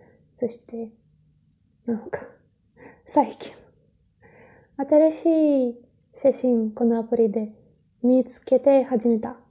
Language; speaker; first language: Japanese; non-native, learner; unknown